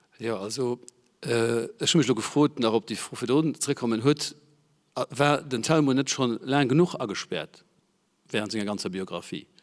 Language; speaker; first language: Luxembourgish; native; Luxembourgish